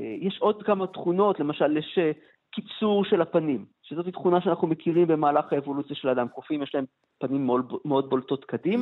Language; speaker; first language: Hebrew; native; Hebrew